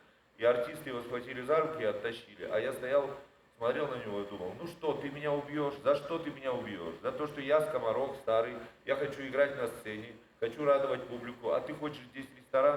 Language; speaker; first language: Russian; native; Russian